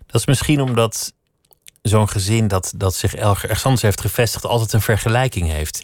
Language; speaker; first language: Dutch; native; Dutch